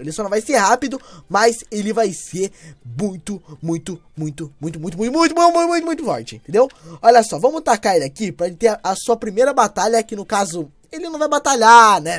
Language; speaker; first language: Portuguese; native; Portuguese